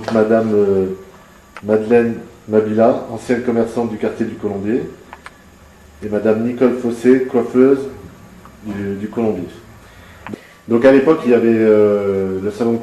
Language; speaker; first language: French; native; French